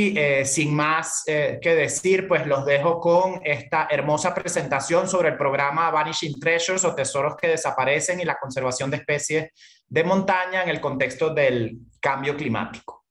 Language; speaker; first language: Spanish; native; Spanish